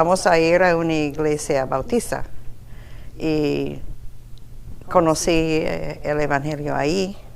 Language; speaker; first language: Spanish; non-native, fluent; English